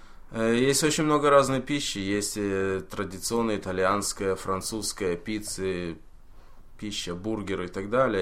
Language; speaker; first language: Russian; early bilingual, heritage; Russian